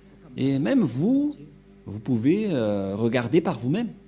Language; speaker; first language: French; non-native, local second language; Malagasy